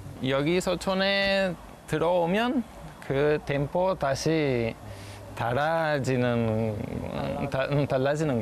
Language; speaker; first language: Korean; non-native, fluent; Spanish